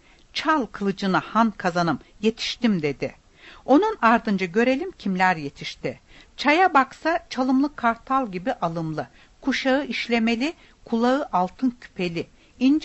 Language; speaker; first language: Turkish; native; Turkish